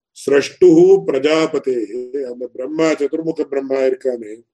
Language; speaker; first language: English; non-native, local second language; Tamil